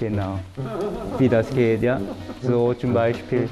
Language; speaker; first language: German; non-native, learner; Korean